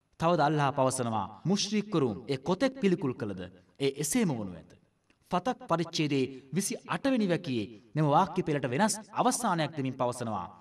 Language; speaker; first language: Sinhala; non-native, local second language; Tamil